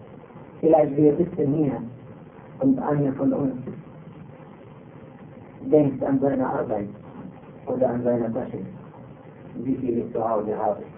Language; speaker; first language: German; non-native, fluent; Arabic